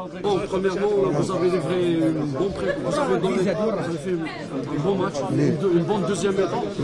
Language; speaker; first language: French; non-native, local second language; Arabic